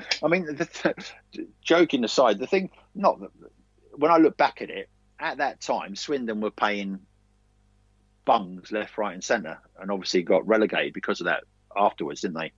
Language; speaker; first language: English; native; English